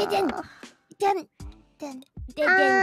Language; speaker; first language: Japanese; non-native, fluent; English